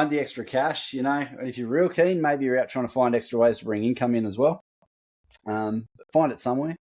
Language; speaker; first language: English; native; English